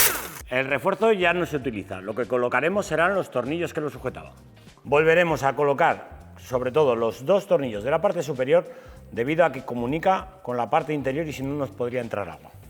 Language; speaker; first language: Spanish; native; Spanish